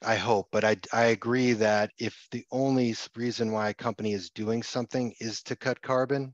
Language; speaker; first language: English; native; English